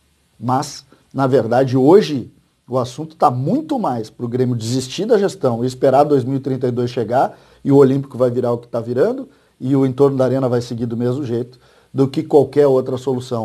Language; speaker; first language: Portuguese; native; Portuguese